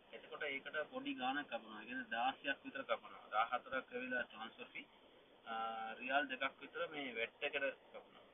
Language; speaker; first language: Sinhala; non-native, local second language; Tamil